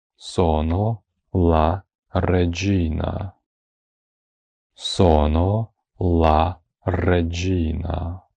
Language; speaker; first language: Italian; non-native, fluent; Ukrainian